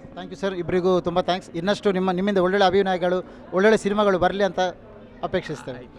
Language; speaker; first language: Kannada; non-native, local second language; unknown